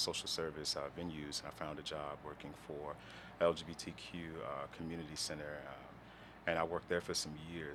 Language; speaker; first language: English; native; English